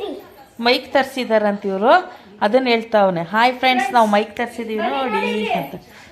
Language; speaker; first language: Kannada; native; Kannada